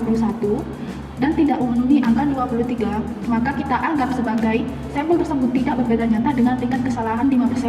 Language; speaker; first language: Indonesian; native; Indonesian